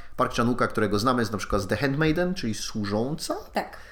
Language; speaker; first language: Polish; native; Polish